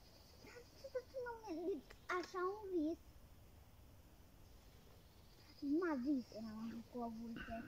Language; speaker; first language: Romanian; early bilingual, heritage; Romanian